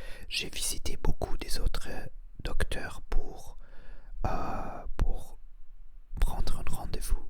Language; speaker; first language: French; non-native, learner; Spanish